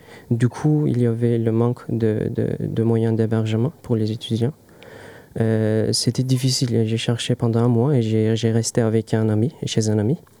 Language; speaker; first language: French; non-native, learner; Turkish